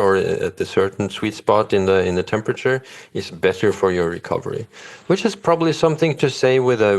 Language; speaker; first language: English; non-native, fluent; Norwegian